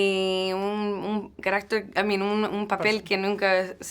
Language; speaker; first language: Spanish; non-native, learner; English